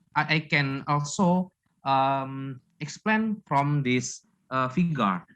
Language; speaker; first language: English; non-native, learner; Indonesian